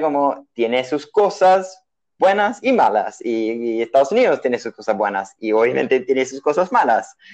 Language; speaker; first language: Spanish; non-native, fluent; English